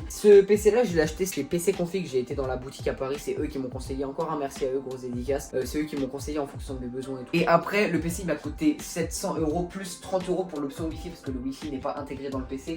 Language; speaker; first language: French; native; French